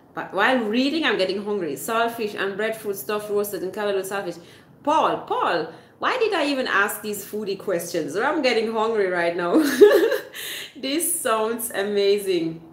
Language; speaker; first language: English; non-native, fluent; Swiss German